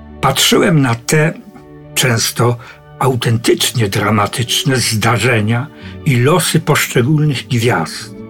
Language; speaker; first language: Polish; native; Polish